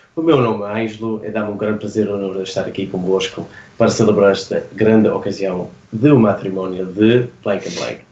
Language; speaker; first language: Portuguese; early bilingual, other home language; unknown